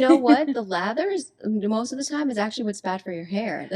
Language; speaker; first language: English; native; English